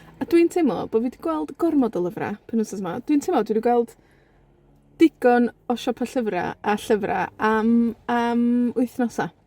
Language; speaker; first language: Welsh; native; Welsh